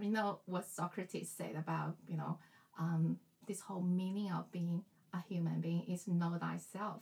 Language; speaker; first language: English; non-native, fluent; Chinese